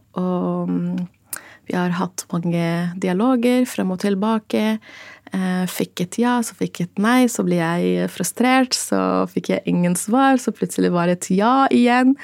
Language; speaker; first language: Norwegian; non-native, fluent; Arabic